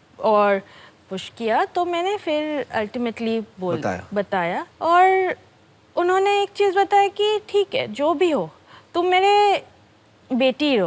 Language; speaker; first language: Hindi; non-native, local second language; Bangla